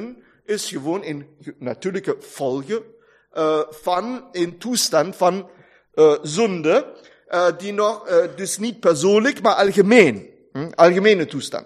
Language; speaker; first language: Dutch; non-native, fluent; German